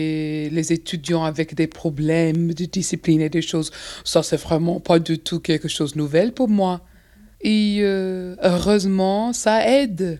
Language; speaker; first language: French; non-native, fluent; English